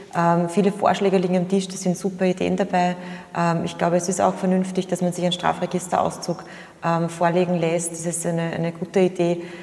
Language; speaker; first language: German; native; German